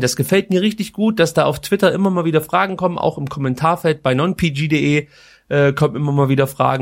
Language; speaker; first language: German; native; German